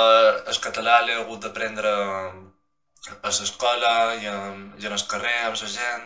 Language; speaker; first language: Catalan; non-native, local second language; Spanish